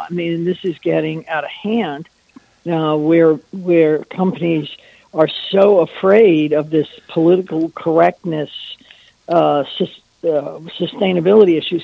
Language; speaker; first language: English; native; English